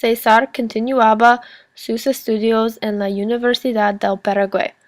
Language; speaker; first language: Spanish; non-native, learner; English